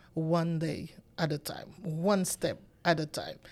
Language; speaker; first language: English; non-native, learner; Haitian Creole